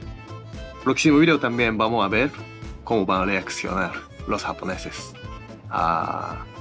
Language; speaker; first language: Spanish; non-native, learner; Japanese